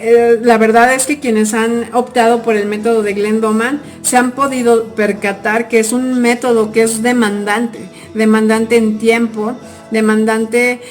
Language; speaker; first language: Spanish; native; Spanish